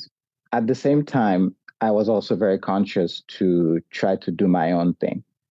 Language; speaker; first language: English; non-native, local second language; Yoruba